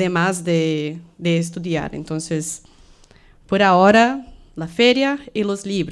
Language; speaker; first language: Spanish; non-native, fluent; Portuguese